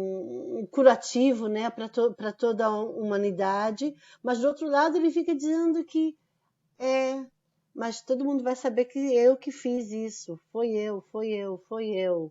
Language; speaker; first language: Portuguese; non-native, fluent; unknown